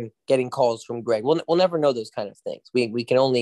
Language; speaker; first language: English; native; English